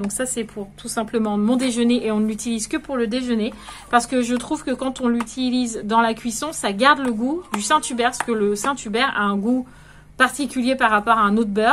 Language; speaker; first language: French; native; French